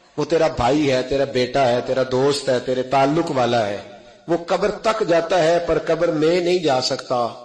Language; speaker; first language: Urdu; non-native, local second language; Punjabi